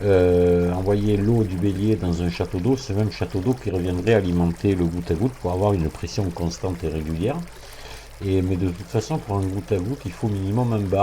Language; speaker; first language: French; native; French